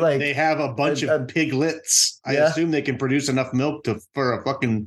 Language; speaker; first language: English; native; English